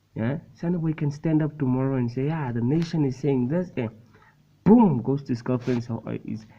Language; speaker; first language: English; non-native, local second language; Afrikaans